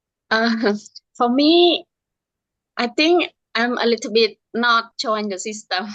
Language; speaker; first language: English; non-native, learner; Khmer